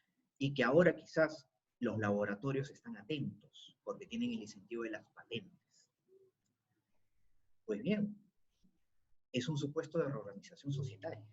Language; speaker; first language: Spanish; native; Spanish